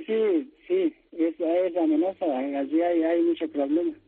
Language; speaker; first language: Spanish; non-native, learner; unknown